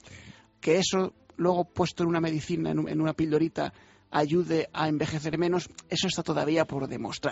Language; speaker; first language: Spanish; native; Spanish